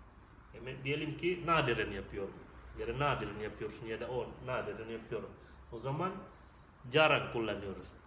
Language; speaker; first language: Turkish; non-native, fluent; Indonesian